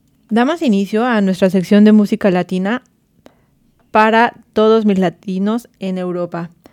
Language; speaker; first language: Spanish; native; Spanish